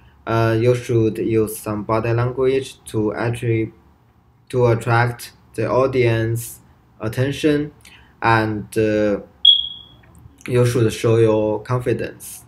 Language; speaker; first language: English; non-native, learner; Chinese